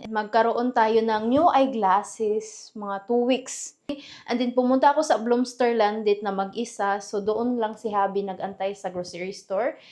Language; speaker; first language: Filipino; non-native, local second language; Cebuano